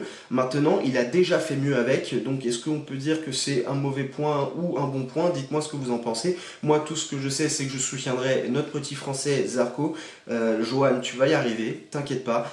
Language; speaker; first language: French; native; French